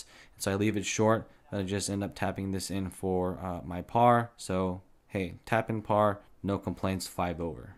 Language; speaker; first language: English; native; English